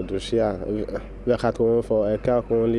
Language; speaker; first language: Dutch; non-native, fluent; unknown